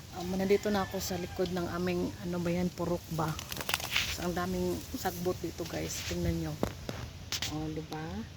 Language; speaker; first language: Filipino; non-native, local second language; Cebuano